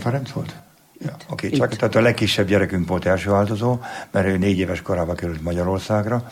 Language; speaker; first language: Hungarian; non-native, fluent; German